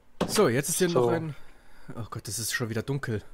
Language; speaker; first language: German; native; German